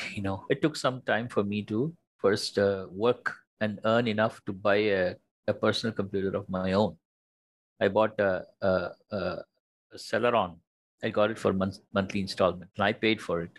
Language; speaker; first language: English; non-native, local second language; Tamil